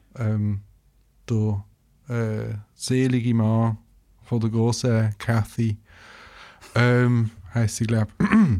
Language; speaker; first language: German; native; German